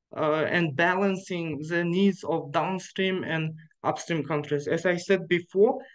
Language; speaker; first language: English; non-native, fluent; Uzbek